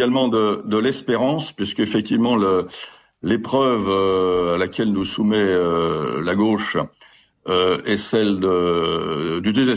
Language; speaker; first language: French; native; French